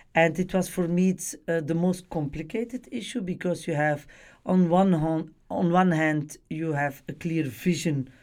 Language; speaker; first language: English; non-native, fluent; Dutch